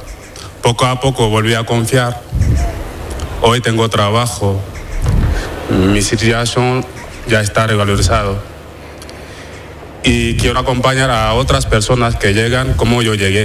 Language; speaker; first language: Spanish; non-native, fluent; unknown